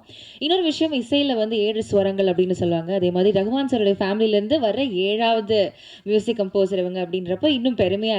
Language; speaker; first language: Tamil; native; Tamil